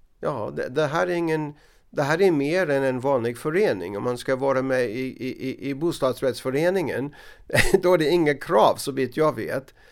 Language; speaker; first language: Swedish; non-native, fluent; English